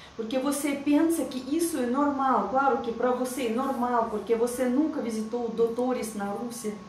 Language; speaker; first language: Portuguese; non-native, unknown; Russian